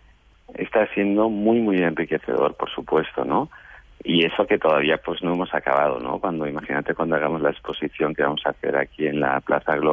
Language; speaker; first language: Spanish; native; Spanish